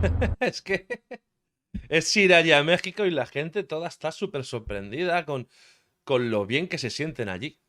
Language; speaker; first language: Spanish; native; Spanish